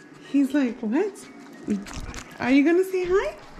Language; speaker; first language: English; early bilingual, other home language; Spanish